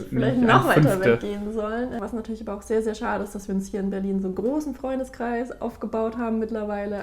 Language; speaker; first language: German; native; German